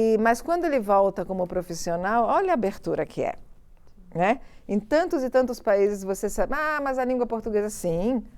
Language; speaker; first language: Portuguese; early bilingual, other home language; Italian